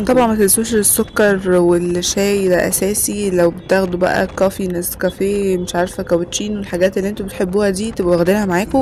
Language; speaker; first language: Arabic; native; Arabic